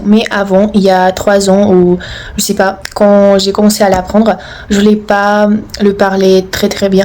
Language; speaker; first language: French; non-native, fluent; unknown